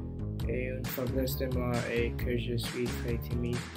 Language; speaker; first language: French; non-native, learner; English